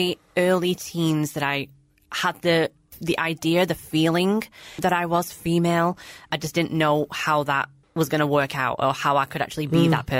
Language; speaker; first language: English; native; English